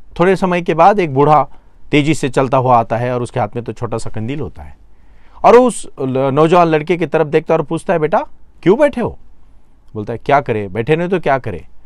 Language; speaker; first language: Hindi; non-native, local second language; Marathi